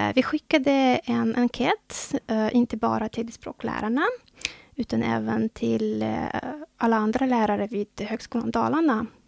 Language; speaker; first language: Swedish; non-native, fluent; Russian